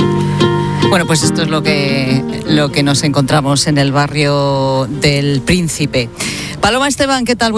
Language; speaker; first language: Spanish; native; Spanish